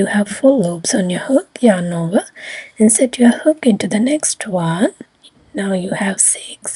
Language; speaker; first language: English; non-native, fluent; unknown